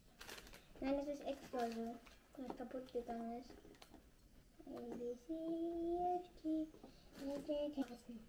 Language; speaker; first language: German; early bilingual, other home language; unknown